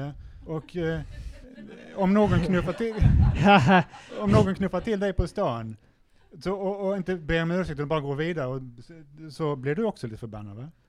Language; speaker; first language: Swedish; native; Swedish